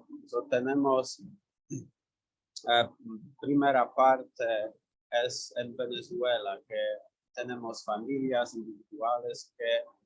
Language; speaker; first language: Spanish; non-native, learner; Polish